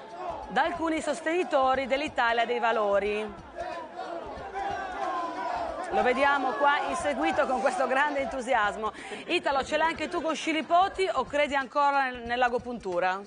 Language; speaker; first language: Italian; native; Italian